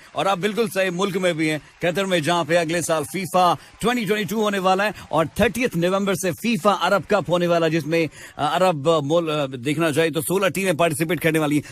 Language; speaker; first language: Hindi; native; Hindi